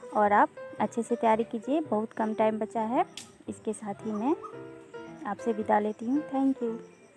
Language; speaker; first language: Hindi; native; Hindi